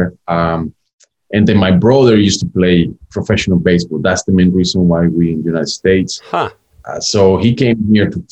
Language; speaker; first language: English; non-native, fluent; Spanish